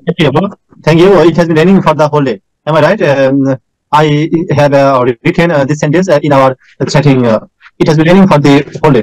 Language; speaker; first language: English; non-native, learner; Bangla